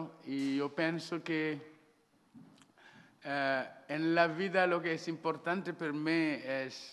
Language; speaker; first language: Spanish; non-native, learner; Wolof